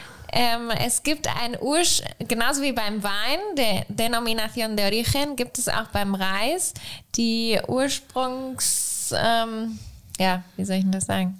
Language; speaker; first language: German; non-native, fluent; Spanish